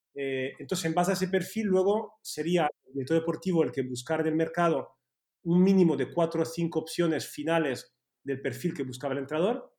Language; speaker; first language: Spanish; early bilingual, heritage; Spanish